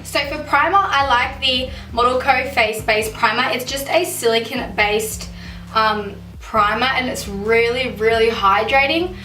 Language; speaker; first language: English; native; English